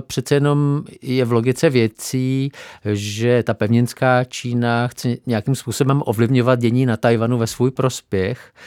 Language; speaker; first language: Czech; native; Czech